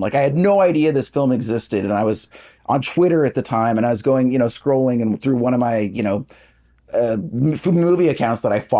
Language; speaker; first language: English; native; English